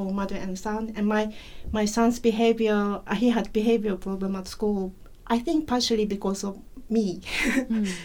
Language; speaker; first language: English; non-native, fluent; Japanese